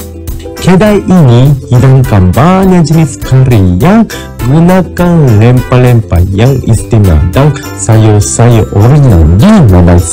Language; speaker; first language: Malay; non-native, fluent; Japanese